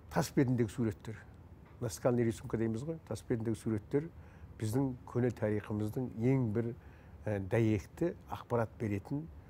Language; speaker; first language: Kazakh; native; Kazakh